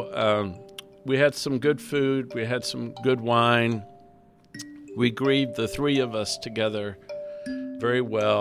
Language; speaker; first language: English; native; English